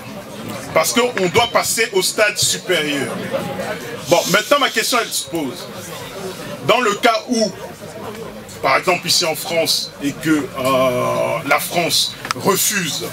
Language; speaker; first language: French; non-native, local second language; Lingala